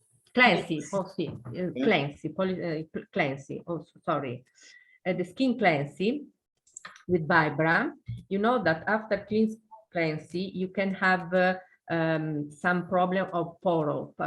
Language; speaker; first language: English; non-native, learner; Italian